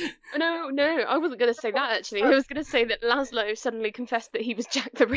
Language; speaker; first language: English; native; English